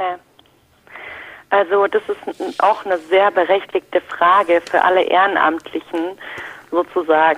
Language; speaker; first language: German; early bilingual, other home language; Turkish